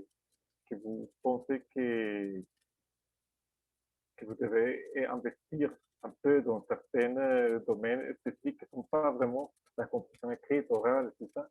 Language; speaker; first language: French; non-native, fluent; Spanish